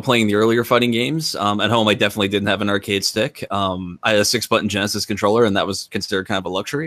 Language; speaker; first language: English; native; English